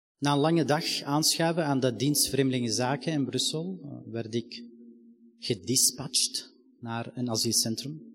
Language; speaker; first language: Dutch; non-native, fluent; Arabic